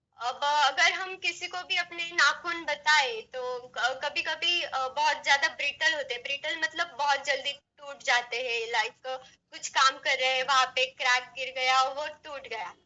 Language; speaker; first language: Hindi; non-native, local second language; Marathi